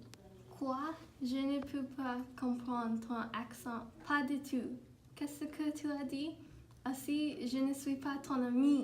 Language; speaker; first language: French; non-native, learner; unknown